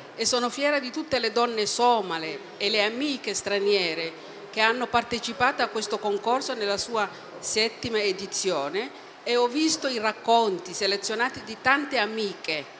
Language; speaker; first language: Italian; non-native, fluent; Somali